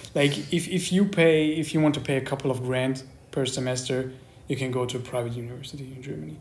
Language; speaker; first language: English; non-native, fluent; Persian